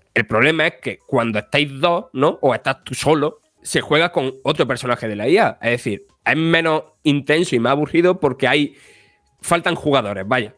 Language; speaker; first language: Spanish; native; Spanish